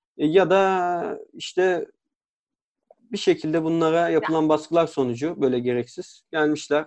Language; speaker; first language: Turkish; native; Turkish